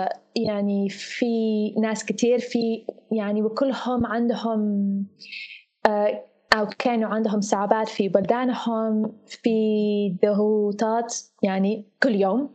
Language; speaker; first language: Arabic; non-native, fluent; English